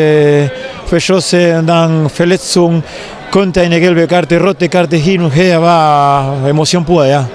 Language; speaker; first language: German; non-native, fluent; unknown